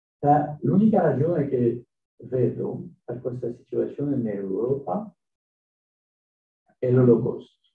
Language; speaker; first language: Italian; non-native, learner; French